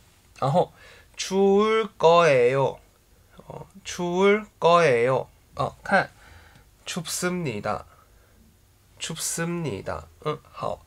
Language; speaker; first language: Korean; non-native, fluent; Chinese